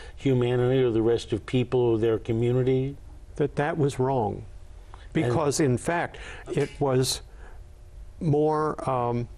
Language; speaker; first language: English; native; English